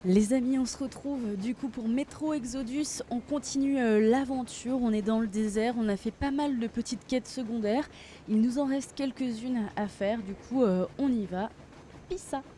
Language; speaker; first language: French; native; French